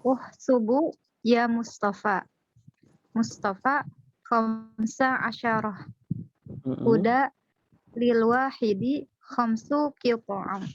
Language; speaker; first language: Arabic; non-native, learner; Indonesian